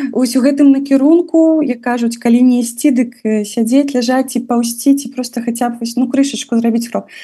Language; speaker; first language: Belarusian; non-native, local second language; Russian